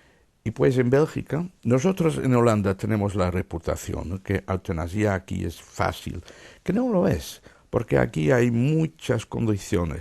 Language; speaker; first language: Spanish; non-native, fluent; Dutch